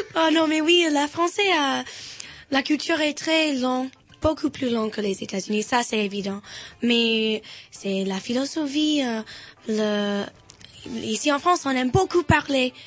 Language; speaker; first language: French; non-native, fluent; English